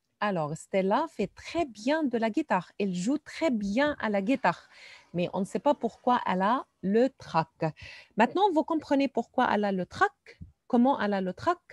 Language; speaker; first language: French; non-native, fluent; Arabic